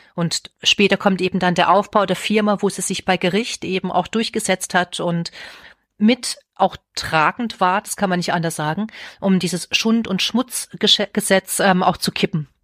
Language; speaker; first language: German; native; German